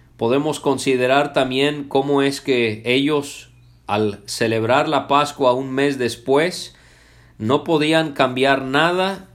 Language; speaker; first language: Spanish; early bilingual, other home language; English